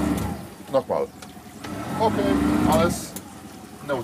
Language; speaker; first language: German; non-native, learner; Polish